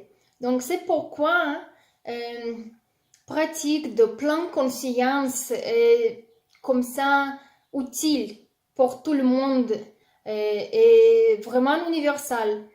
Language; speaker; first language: French; non-native, learner; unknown